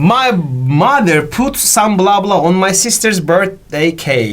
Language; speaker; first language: English; non-native, fluent; Turkish